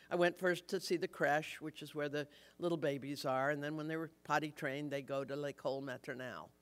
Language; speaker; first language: English; native; English